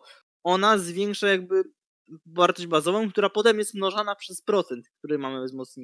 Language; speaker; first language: Polish; native; Polish